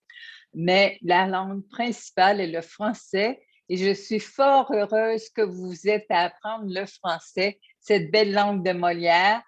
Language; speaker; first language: French; native; French